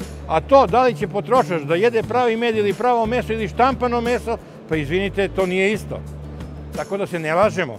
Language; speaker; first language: Serbian; native; Serbian